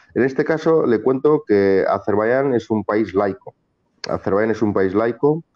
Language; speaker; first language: Spanish; non-native, fluent; Azerbaijani